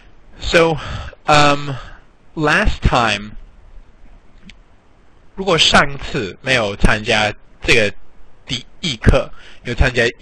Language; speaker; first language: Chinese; non-native, fluent; English